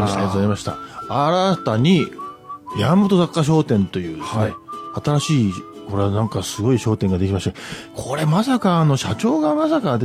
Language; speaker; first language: Japanese; native; Japanese